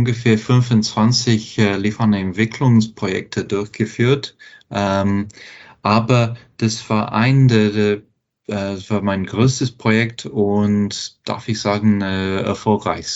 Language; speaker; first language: German; non-native, fluent; English